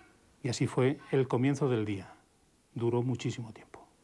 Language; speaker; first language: Spanish; native; Spanish